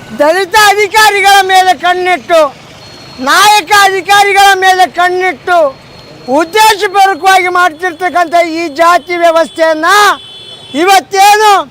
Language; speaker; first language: Kannada; native; Kannada